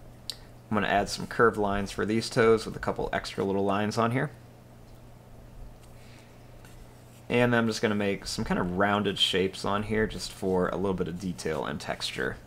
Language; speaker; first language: English; native; English